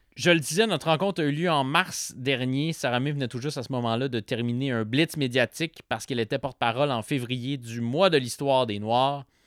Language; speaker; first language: French; native; French